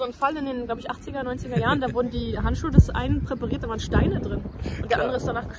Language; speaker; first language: German; native; German